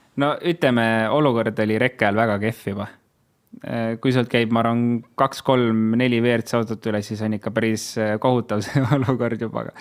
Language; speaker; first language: Estonian; native; Estonian